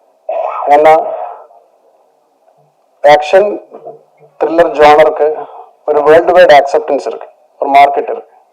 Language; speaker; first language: Tamil; non-native, learner; Malayalam